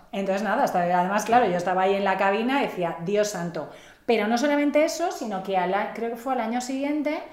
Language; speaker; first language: Spanish; native; Spanish